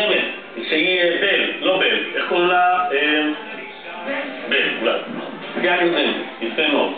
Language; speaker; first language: Hebrew; native; Hebrew